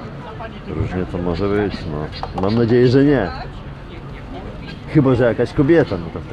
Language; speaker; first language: Polish; native; Polish